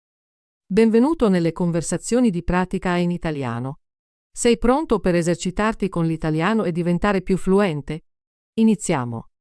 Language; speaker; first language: Italian; native; Italian